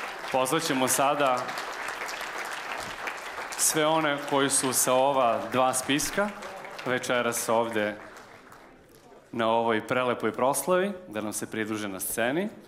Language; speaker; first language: Serbian; native; Serbian